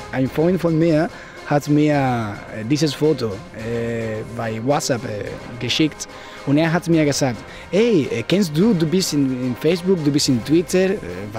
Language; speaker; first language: German; non-native, learner; Spanish